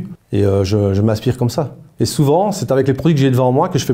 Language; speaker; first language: French; native; French